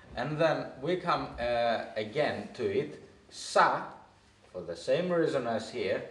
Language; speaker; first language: English; non-native, fluent; Greek